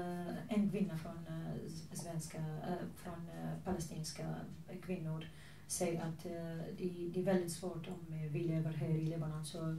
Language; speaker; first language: Swedish; non-native, fluent; Arabic